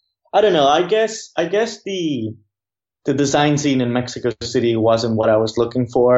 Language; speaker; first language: English; non-native, fluent; Spanish